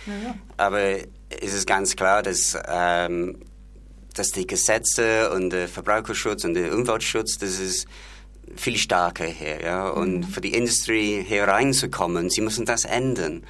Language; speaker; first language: German; non-native, learner; English